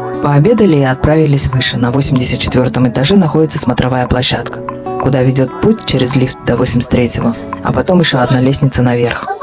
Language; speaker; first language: Russian; native; Russian